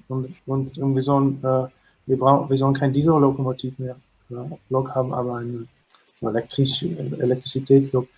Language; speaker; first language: German; non-native, fluent; Dutch